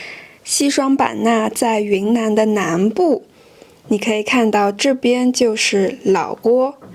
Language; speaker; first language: Chinese; non-native, fluent; French